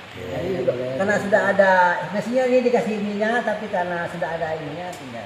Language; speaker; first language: Indonesian; non-native, fluent; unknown